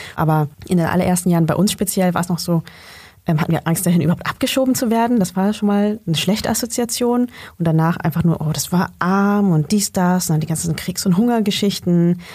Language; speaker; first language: German; early bilingual, other home language; Vietnamese